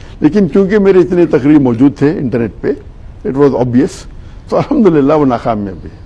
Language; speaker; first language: Urdu; non-native, local second language; Konkani